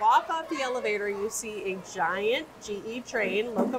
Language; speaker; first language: English; native; English